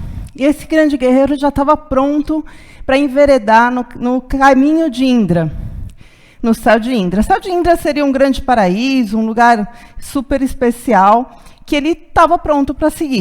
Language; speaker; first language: Portuguese; native; Portuguese